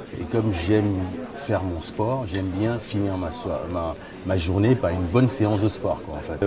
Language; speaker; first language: French; early bilingual, other home language; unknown